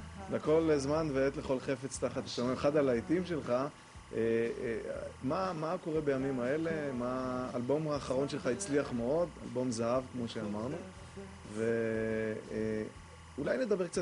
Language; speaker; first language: Hebrew; native; Hebrew